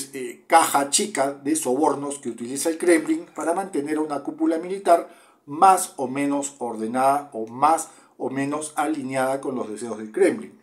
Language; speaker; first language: Spanish; native; Spanish